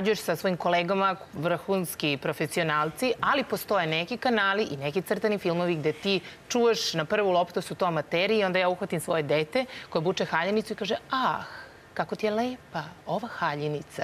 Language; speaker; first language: Serbian; native; Serbian